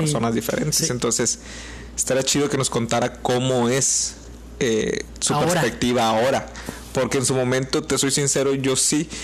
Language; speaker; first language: Spanish; native; Spanish